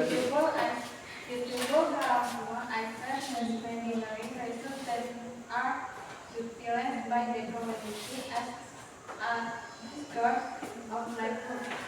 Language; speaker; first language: English; non-native, learner; Indonesian